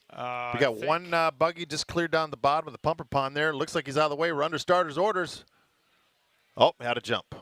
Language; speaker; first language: English; native; English